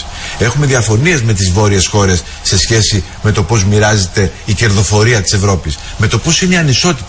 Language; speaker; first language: Greek; native; Greek